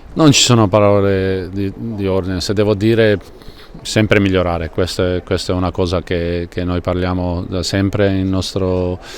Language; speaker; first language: Italian; non-native, fluent; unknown